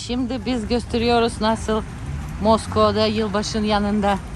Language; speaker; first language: Turkish; non-native, learner; Russian